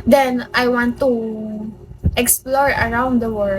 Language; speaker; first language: English; non-native, learner; Filipino